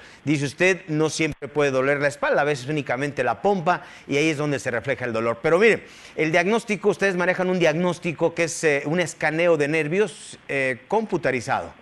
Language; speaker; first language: Spanish; native; Spanish